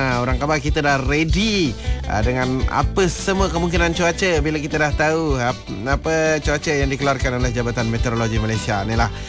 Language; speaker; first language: Malay; non-native, local second language; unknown